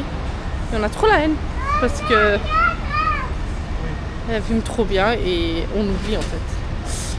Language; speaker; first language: French; early bilingual, other home language; Turkish